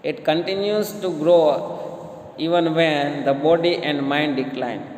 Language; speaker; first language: English; non-native, local second language; Gujarati